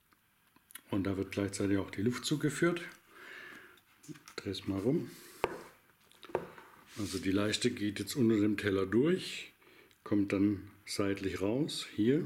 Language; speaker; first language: German; native; German